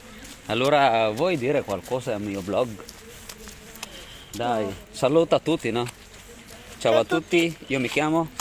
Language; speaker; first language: Italian; non-native, fluent; Filipino